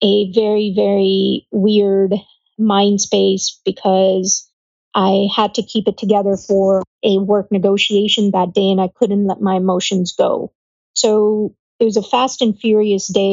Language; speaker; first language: English; non-native, local second language; Gujarati